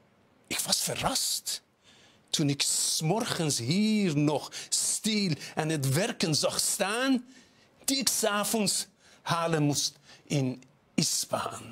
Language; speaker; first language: Dutch; non-native, fluent; Persian